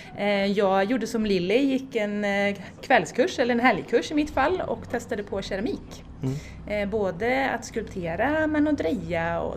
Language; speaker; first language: Swedish; native; Swedish